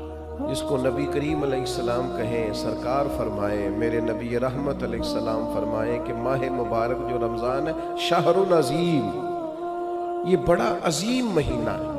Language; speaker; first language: Urdu; native; Urdu